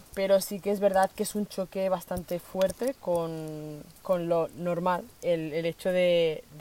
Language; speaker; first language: Spanish; native; Spanish